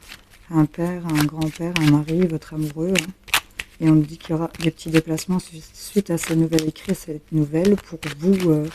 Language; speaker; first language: French; native; French